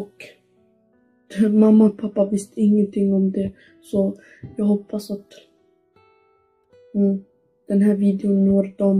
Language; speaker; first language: Swedish; early bilingual, other home language; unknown